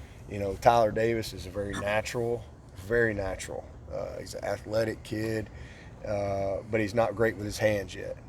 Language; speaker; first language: English; native; English